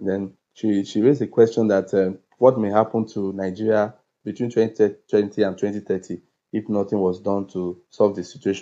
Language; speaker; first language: English; non-native, local second language; Yoruba